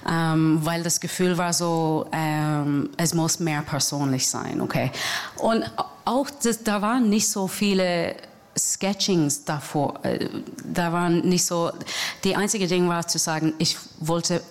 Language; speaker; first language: German; non-native, learner; English